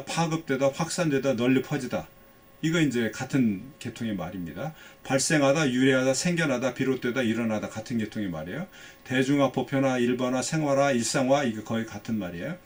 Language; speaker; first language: Korean; native; Korean